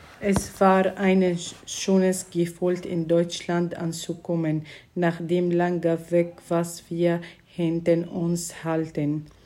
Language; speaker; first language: German; non-native, learner; Arabic